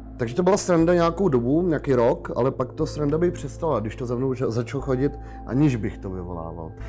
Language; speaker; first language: Czech; native; Czech